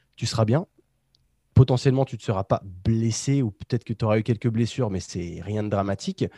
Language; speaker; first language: French; native; French